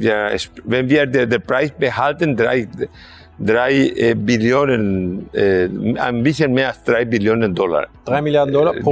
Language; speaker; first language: German; native; German